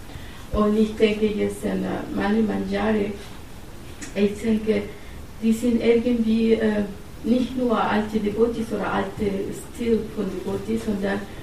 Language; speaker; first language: German; non-native, learner; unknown